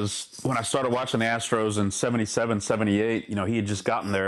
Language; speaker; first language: English; native; English